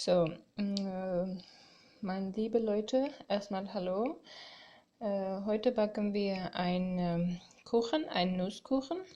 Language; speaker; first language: German; non-native, fluent; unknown